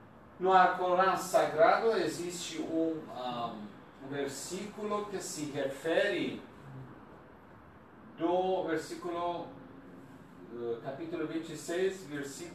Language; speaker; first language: Portuguese; non-native, learner; Persian